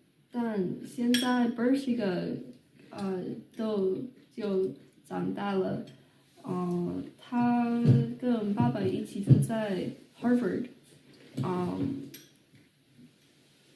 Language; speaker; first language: Chinese; non-native, learner; English